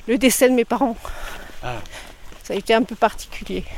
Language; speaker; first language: French; native; French